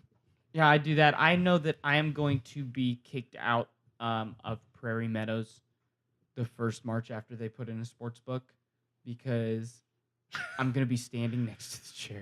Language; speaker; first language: English; native; English